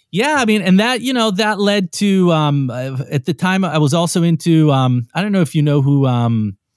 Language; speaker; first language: English; non-native, fluent; Hebrew